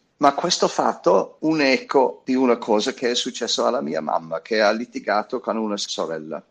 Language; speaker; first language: Italian; non-native, fluent; English